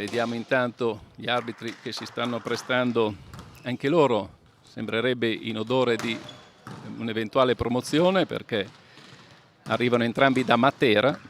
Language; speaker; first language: Italian; native; Italian